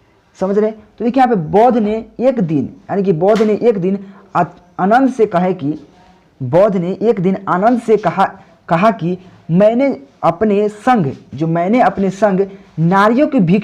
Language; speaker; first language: Hindi; native; Hindi